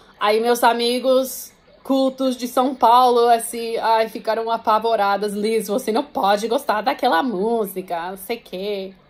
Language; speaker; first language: Portuguese; non-native, fluent; English